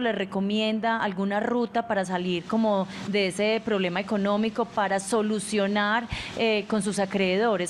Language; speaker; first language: Spanish; native; Spanish